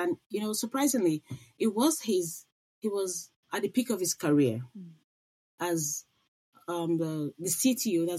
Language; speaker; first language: English; non-native, local second language; Igbo